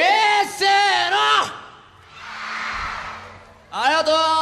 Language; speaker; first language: Japanese; native; Japanese